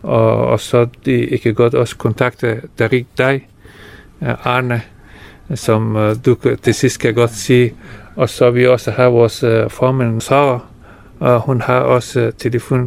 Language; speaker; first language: Danish; non-native, fluent; Persian